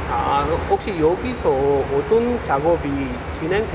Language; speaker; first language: Korean; non-native, learner; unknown